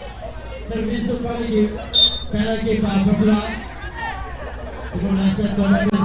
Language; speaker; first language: Portuguese; non-native, learner; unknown